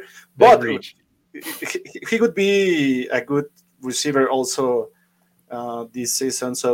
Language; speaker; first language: English; non-native, fluent; Spanish